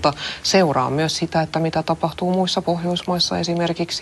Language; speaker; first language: Finnish; non-native, local second language; Swedish